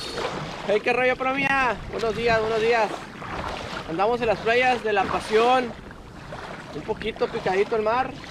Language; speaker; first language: Spanish; native; Spanish